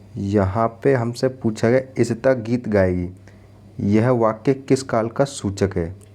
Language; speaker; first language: Hindi; native; Hindi